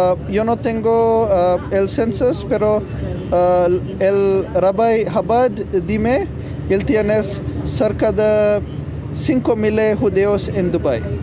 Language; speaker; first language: Spanish; non-native, learner; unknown